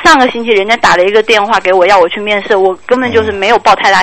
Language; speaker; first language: Chinese; native; Chinese